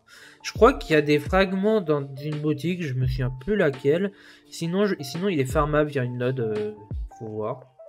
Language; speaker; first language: French; native; French